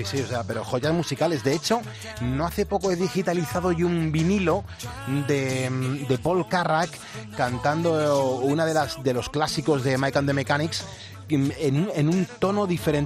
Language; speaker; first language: Spanish; native; Spanish